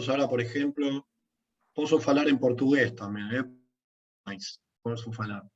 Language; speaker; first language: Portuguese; non-native, learner; Spanish